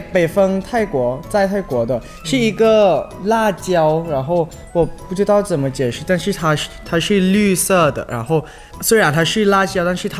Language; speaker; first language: Chinese; non-native, learner; Thai